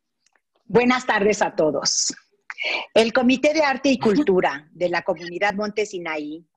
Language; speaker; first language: Spanish; native; Spanish